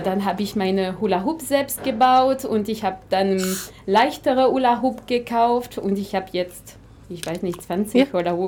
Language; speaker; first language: German; non-native, fluent; French